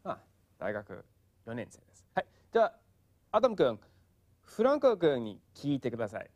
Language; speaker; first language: Japanese; non-native, fluent; English